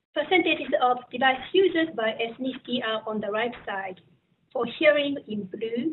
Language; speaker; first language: English; non-native, fluent; Japanese